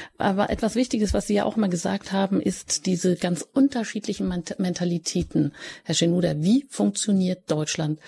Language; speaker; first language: German; native; German